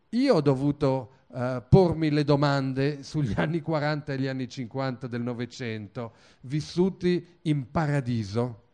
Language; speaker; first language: Italian; early bilingual, other home language; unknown